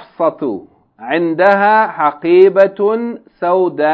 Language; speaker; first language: Arabic; non-native, fluent; English